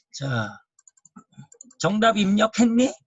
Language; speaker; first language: Korean; native; Korean